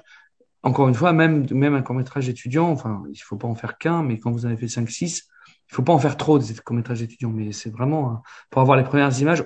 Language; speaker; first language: French; native; French